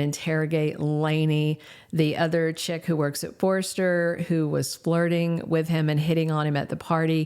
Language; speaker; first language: English; native; English